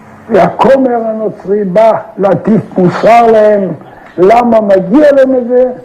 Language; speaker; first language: Hebrew; non-native, fluent; Yiddish